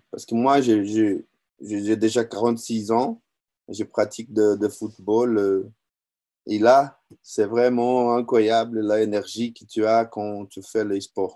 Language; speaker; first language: French; non-native, learner; Portuguese